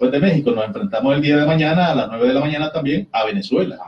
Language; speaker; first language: Spanish; native; Spanish